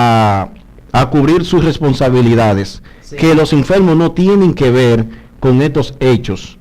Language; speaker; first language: Spanish; native; Spanish